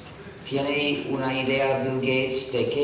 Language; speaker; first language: Spanish; non-native, fluent; English